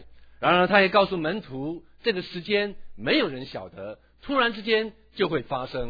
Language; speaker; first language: Chinese; native; Chinese